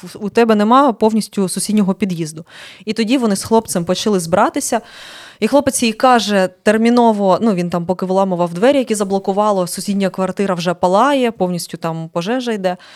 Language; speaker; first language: Ukrainian; native; Ukrainian